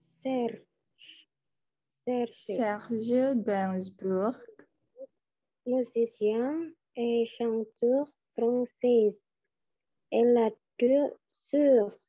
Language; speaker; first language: French; non-native, learner; Indonesian